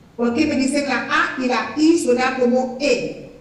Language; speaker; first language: Spanish; non-native, fluent; French